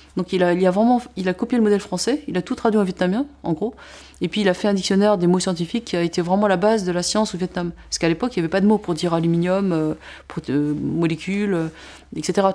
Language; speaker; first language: French; native; French